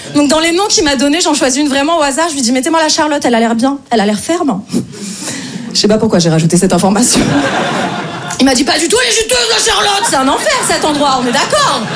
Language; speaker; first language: French; native; French